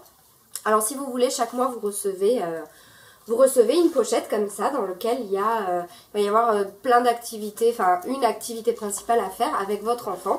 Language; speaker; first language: French; native; French